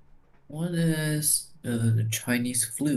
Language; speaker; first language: English; non-native, learner; Chinese